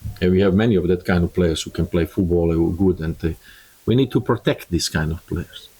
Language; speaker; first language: English; non-native, learner; Croatian